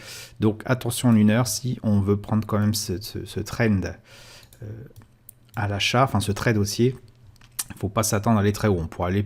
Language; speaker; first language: French; native; French